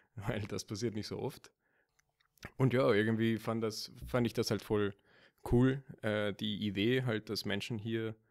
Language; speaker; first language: German; non-native, fluent; Spanish